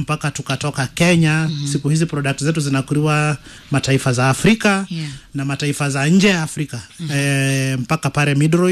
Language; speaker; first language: Swahili; non-native, local second language; Kikuyu